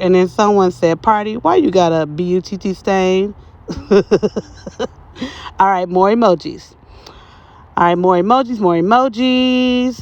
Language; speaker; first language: English; native; English